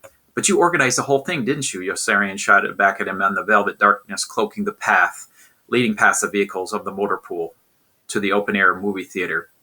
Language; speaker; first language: English; native; English